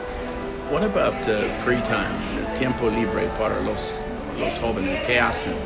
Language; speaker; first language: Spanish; non-native, fluent; English